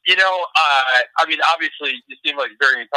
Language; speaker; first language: English; native; English